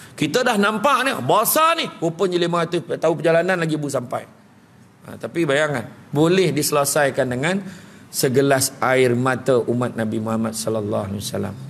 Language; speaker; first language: Malay; native; Malay